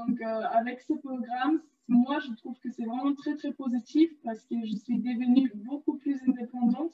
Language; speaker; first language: French; non-native, fluent; German